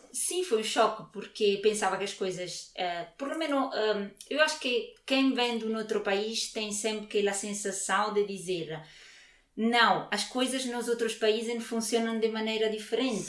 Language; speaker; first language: Portuguese; non-native, fluent; Italian